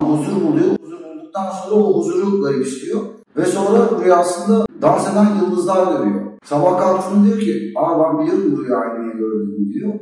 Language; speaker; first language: Turkish; native; Turkish